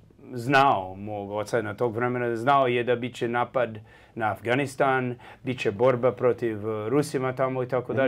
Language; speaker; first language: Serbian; early bilingual, heritage; English